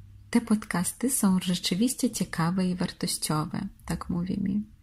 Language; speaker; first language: Polish; non-native, fluent; Russian